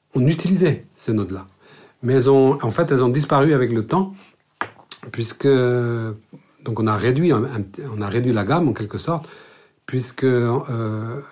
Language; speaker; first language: French; non-native, local second language; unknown